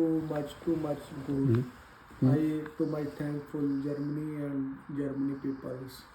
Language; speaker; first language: English; non-native, learner; Urdu